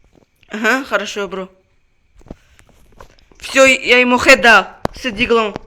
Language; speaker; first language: Russian; non-native, local second language; Uzbek